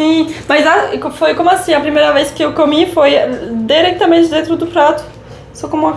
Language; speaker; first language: Portuguese; non-native, fluent; French